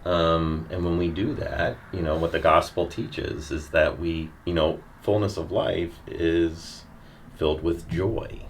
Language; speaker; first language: English; native; English